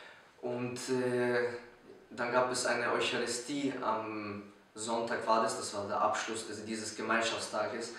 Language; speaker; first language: German; early bilingual, other home language; Polish